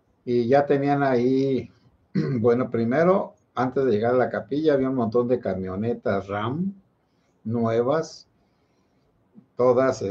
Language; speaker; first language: Spanish; native; Spanish